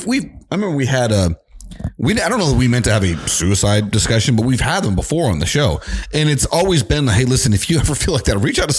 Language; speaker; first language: English; native; English